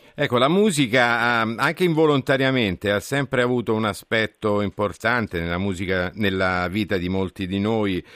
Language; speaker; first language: Italian; native; Italian